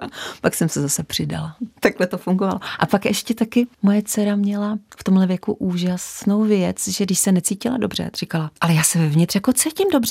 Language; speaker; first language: Czech; native; Czech